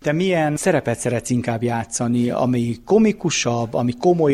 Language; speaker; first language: Hungarian; native; Hungarian